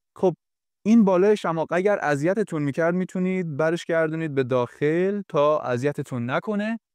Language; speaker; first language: Persian; non-native, local second language; Kurdish